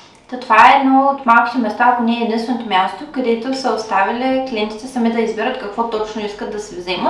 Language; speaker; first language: Bulgarian; native; Bulgarian